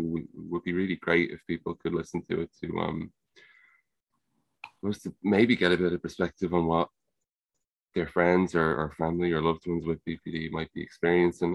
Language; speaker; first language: English; native; English